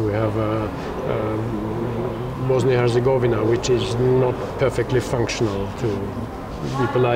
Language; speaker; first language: English; non-native, fluent; German